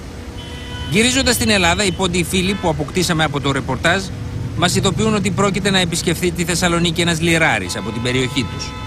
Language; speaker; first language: Greek; native; Greek